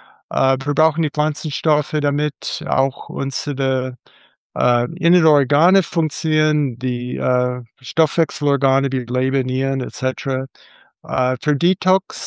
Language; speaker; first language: German; non-native, fluent; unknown